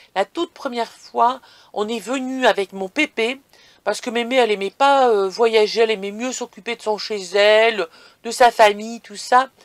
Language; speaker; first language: French; native; French